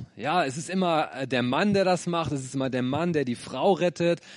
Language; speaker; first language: German; native; German